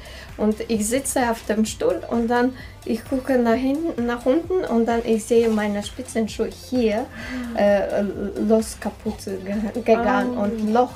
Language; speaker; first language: German; non-native, learner; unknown